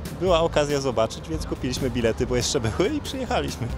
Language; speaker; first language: Polish; native; Polish